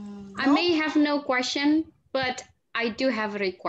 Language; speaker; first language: English; non-native, fluent; Indonesian